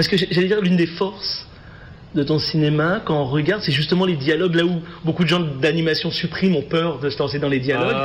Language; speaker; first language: French; native; French